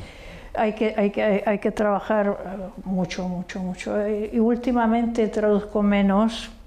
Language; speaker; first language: Spanish; non-native, fluent; Hungarian